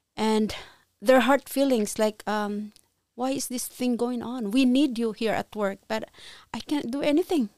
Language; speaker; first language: English; non-native, local second language; Cebuano